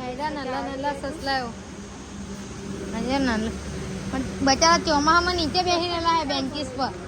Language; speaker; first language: Gujarati; native; Gujarati